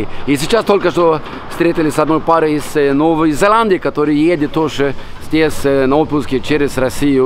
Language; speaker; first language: Russian; non-native, fluent; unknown